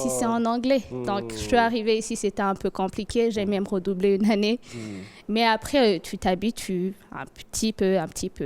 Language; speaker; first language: French; non-native, local second language; Rundi